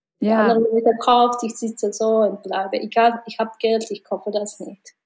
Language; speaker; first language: German; non-native, learner; Mongolian